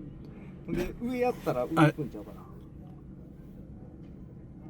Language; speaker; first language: Japanese; native; Japanese